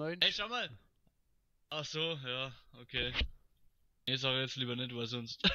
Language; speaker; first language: German; native; German